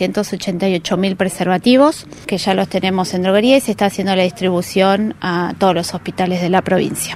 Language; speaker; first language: Spanish; native; Spanish